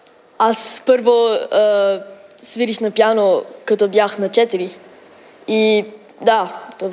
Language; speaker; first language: Bulgarian; early bilingual, heritage; Bulgarian